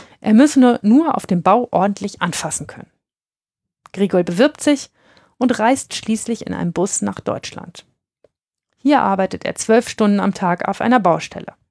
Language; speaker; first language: German; native; German